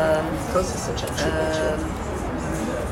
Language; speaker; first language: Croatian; early bilingual, heritage; Serbian